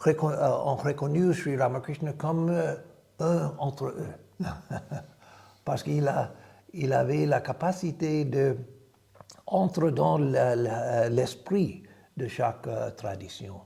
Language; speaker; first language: French; non-native, fluent; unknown